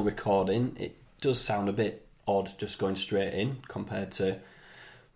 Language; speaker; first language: English; native; English